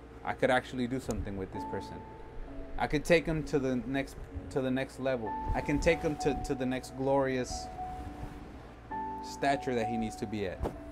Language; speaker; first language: English; early bilingual, other home language; Spanish